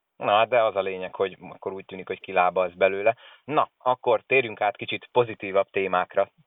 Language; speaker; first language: Hungarian; native; Hungarian